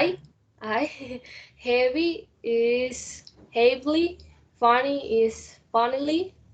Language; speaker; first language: English; non-native, learner; Spanish